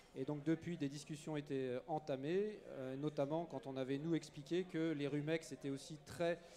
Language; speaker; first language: French; native; French